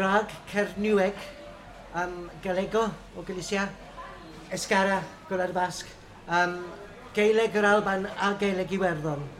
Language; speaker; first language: Welsh; non-native, fluent; English